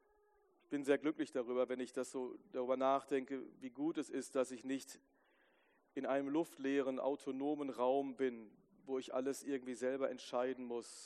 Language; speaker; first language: German; native; German